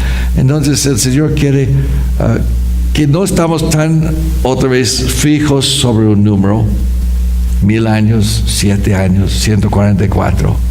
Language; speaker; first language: Spanish; non-native, fluent; English